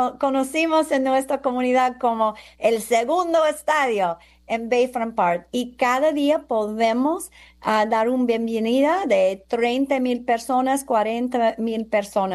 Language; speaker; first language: Spanish; non-native, fluent; English